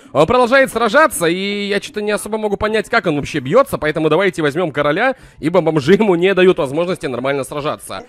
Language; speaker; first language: Russian; native; Russian